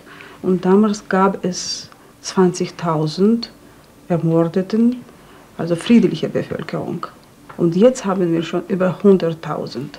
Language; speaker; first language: German; non-native, fluent; Georgian